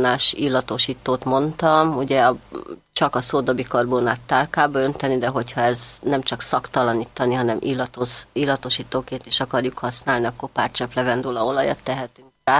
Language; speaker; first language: Hungarian; native; Hungarian